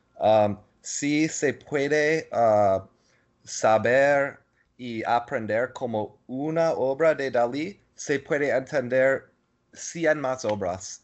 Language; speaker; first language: Spanish; non-native, learner; English